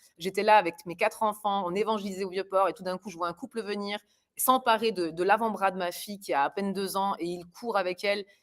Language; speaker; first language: French; early bilingual, other home language; German